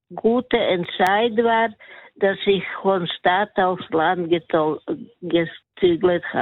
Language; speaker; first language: German; non-native, learner; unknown